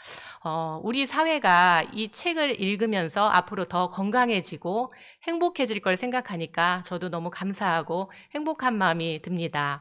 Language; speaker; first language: Korean; native; Korean